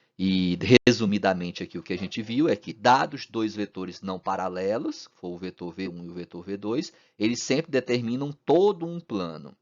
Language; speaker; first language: Portuguese; native; Portuguese